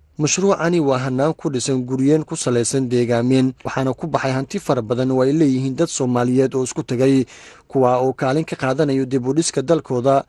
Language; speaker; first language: Somali; native; Somali